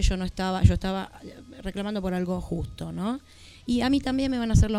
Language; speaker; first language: Spanish; native; Spanish